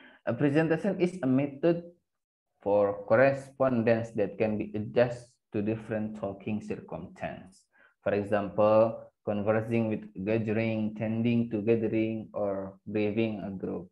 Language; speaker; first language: English; non-native, fluent; Indonesian